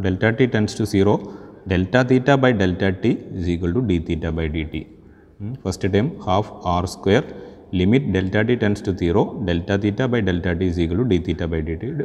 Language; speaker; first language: English; non-native, local second language; Malayalam